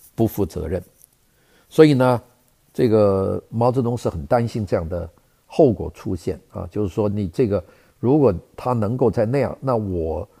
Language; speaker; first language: Chinese; native; Chinese